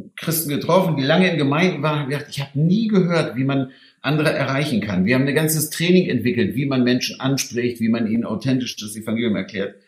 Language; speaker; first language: German; native; German